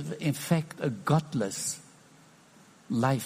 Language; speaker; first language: English; non-native, fluent; Dutch